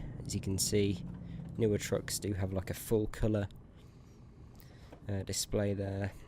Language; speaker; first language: English; native; English